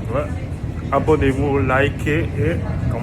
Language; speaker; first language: French; native; French